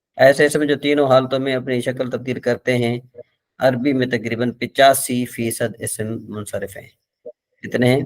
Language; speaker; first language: Urdu; non-native, local second language; Sindhi